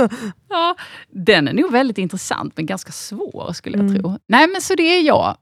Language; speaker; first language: Swedish; native; Swedish